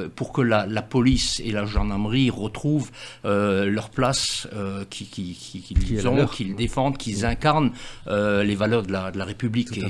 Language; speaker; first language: French; native; French